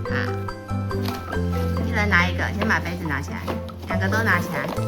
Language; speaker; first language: Chinese; native; Chinese